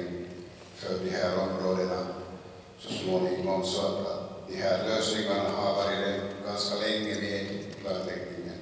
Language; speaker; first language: Swedish; non-native, local second language; Finnish